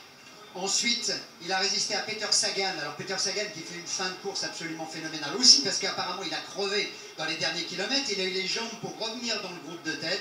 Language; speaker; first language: French; native; French